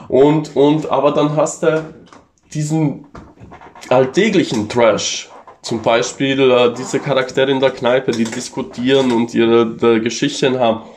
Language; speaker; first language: German; native; German